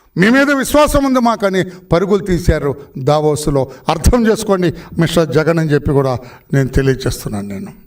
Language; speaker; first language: Telugu; native; Telugu